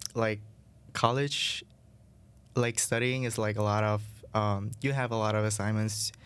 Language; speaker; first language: English; non-native, fluent; Vietnamese